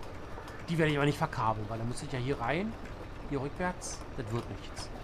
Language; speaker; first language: German; native; German